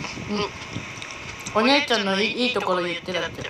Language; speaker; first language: Japanese; native; Japanese